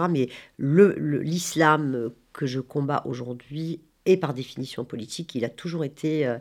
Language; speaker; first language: French; non-native, local second language; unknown